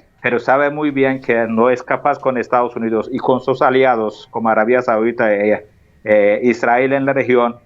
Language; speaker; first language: Spanish; non-native, fluent; Turkish